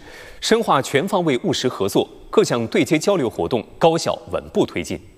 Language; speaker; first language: Chinese; native; Chinese